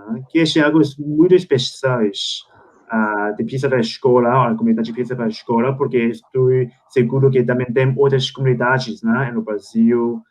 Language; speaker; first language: Portuguese; non-native, fluent; Spanish